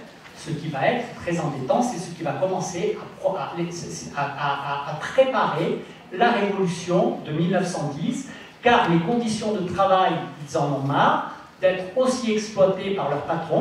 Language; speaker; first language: French; native; French